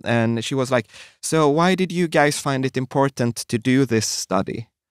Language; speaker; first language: English; non-native, fluent; Swedish